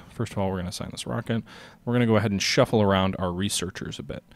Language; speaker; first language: English; native; English